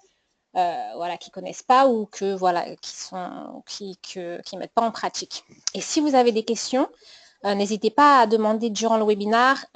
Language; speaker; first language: French; native; French